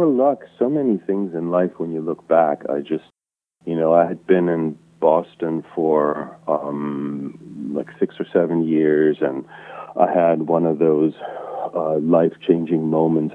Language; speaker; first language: English; non-native, fluent; German